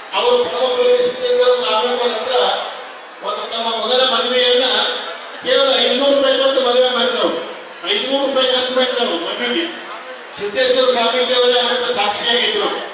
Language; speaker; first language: Kannada; native; Kannada